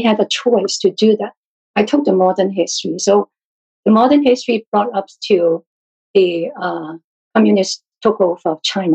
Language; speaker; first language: English; non-native, local second language; Cantonese